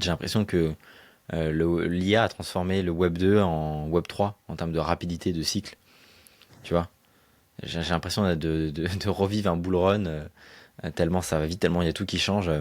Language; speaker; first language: French; native; French